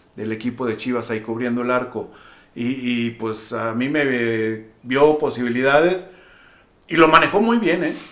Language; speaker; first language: Spanish; native; Spanish